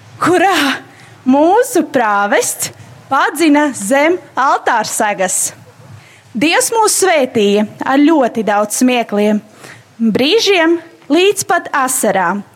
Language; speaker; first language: Latvian; native; Latvian